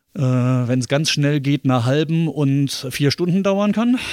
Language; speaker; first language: German; native; German